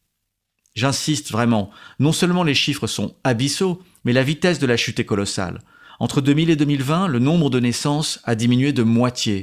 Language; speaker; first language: French; native; French